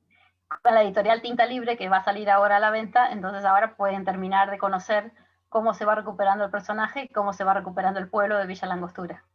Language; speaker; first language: Spanish; native; Spanish